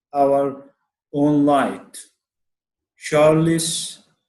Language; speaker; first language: English; non-native, learner; Arabic